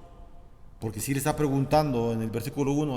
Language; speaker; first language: Spanish; native; Spanish